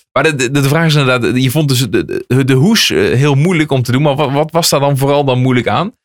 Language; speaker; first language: Dutch; native; Dutch